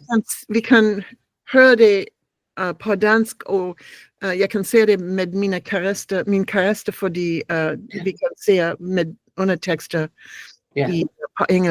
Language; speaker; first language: Danish; non-native, learner; English